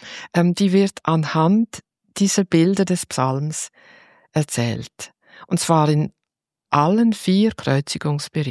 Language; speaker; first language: German; native; German